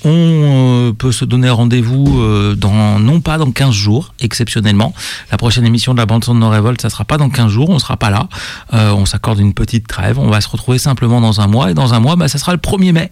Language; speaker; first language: French; native; French